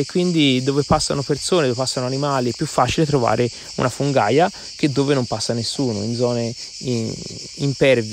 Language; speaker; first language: Italian; native; Italian